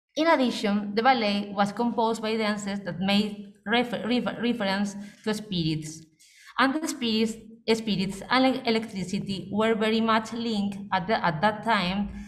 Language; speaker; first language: English; non-native, fluent; Spanish